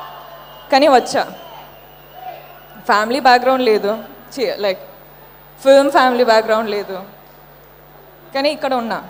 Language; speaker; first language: Telugu; non-native, local second language; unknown